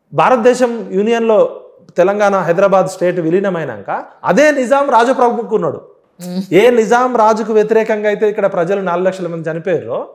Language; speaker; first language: Telugu; native; Telugu